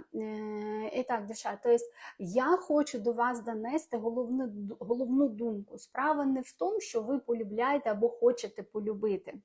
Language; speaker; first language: Ukrainian; non-native, local second language; Russian